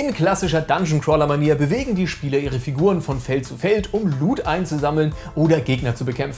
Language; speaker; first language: German; native; German